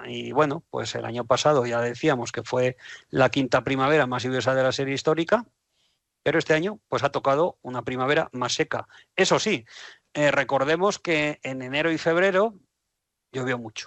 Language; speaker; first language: Spanish; native; Spanish